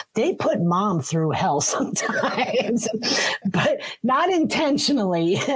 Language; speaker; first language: English; native; English